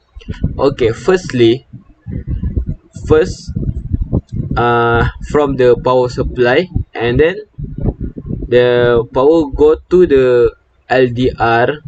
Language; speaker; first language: English; non-native, local second language; Malay